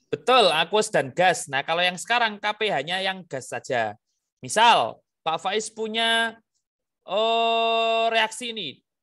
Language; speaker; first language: Indonesian; native; Indonesian